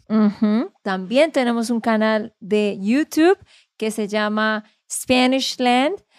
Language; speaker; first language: Spanish; native; Spanish